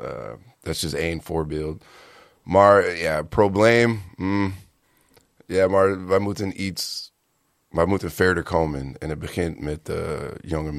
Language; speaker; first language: Dutch; non-native, learner; English